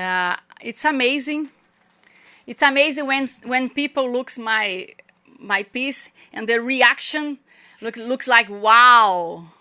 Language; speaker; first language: English; non-native, learner; Portuguese